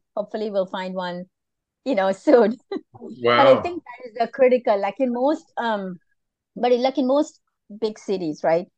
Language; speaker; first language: English; non-native, local second language; Tamil